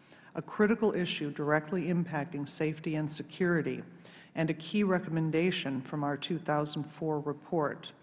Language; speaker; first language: English; native; English